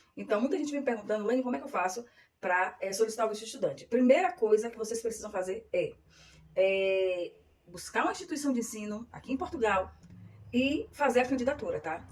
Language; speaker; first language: Portuguese; native; Portuguese